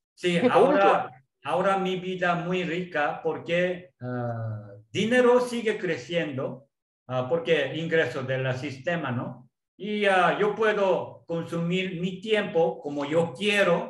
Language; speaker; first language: Spanish; non-native, learner; Korean